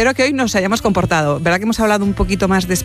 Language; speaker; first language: Spanish; native; Spanish